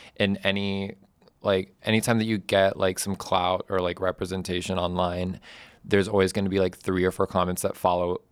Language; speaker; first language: English; native; English